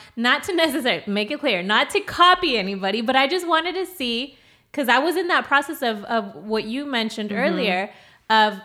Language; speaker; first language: English; early bilingual, other home language; Spanish